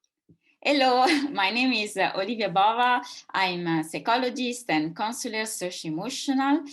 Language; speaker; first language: English; non-native, learner; Italian